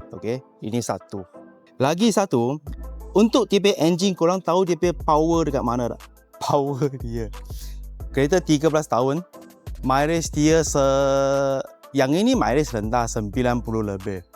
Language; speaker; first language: Malay; non-native, local second language; Chinese